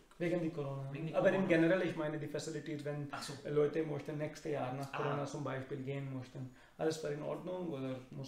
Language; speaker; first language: German; non-native, learner; Urdu